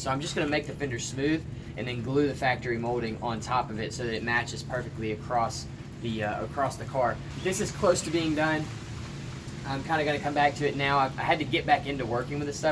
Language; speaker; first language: English; native; English